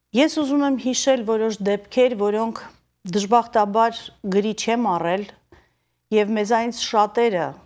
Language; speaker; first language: Armenian; native; Armenian